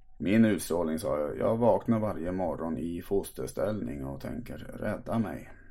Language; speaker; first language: Swedish; native; Swedish